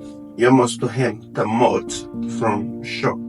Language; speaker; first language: Swedish; non-native, learner; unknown